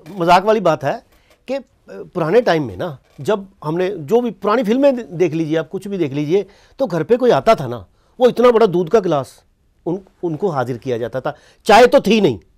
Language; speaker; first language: Hindi; non-native, local second language; Punjabi